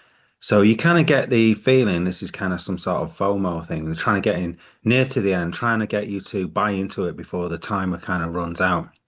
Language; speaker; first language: English; native; English